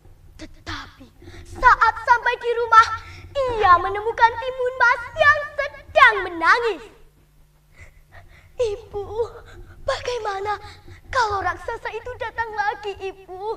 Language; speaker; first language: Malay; non-native, local second language; Javanese